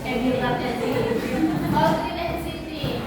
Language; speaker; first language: English; non-native, learner; Indonesian